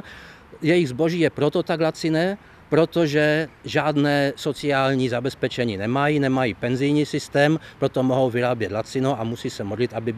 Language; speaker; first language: Czech; native; Czech